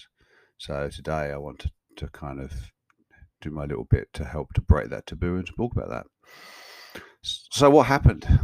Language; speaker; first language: English; native; English